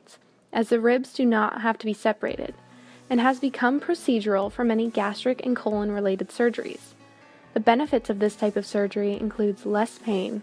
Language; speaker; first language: English; native; English